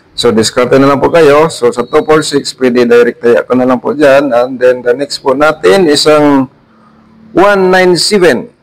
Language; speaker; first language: Filipino; non-native, local second language; Cebuano